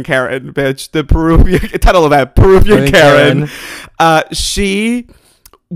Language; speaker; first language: English; non-native, fluent; Spanish